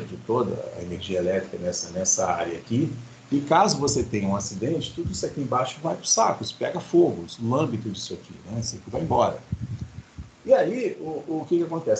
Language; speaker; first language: Portuguese; native; Portuguese